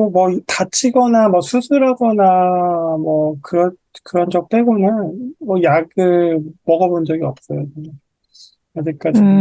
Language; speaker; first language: Korean; native; Korean